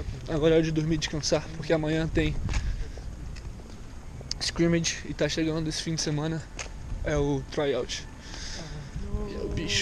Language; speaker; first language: Portuguese; native; Portuguese